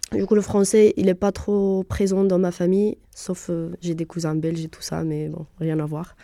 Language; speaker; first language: French; non-native, fluent; Arabic